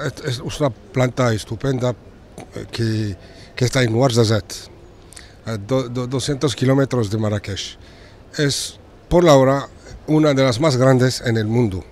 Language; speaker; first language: Spanish; non-native, fluent; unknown